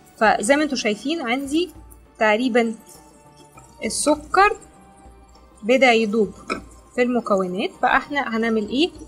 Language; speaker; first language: Arabic; non-native, fluent; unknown